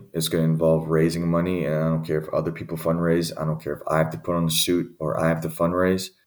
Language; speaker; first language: English; native; English